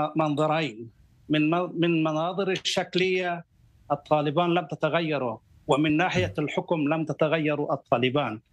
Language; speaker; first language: Arabic; non-native, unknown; Persian